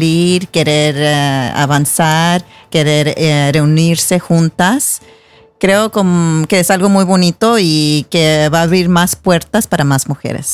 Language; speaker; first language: Spanish; non-native, learner; English